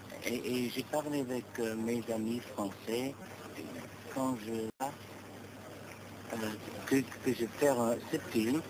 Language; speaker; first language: French; non-native, learner; English